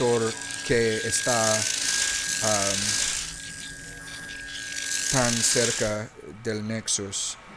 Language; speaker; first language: Spanish; non-native, learner; English